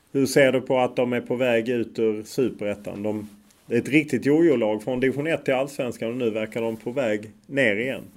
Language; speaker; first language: Swedish; native; Swedish